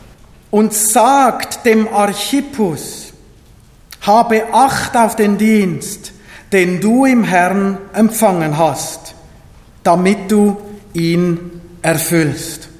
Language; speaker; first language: German; native; German